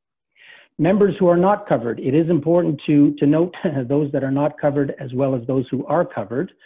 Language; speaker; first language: English; native; English